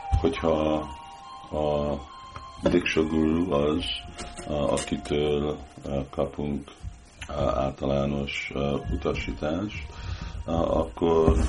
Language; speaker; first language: Hungarian; early bilingual, heritage; Hungarian